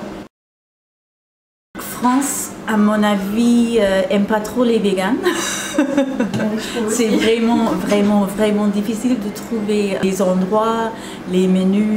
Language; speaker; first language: French; non-native, fluent; English